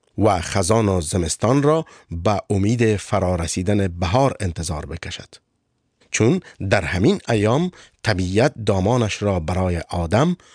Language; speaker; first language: Persian; native; Persian